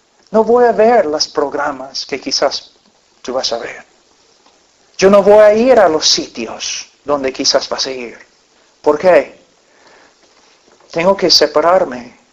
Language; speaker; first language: Spanish; non-native, fluent; English